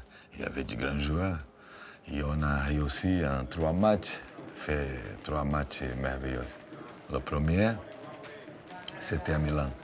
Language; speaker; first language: French; non-native, fluent; Portuguese